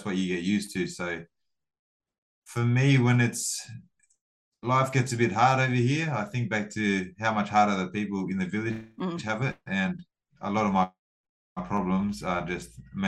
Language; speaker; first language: English; early bilingual, other home language; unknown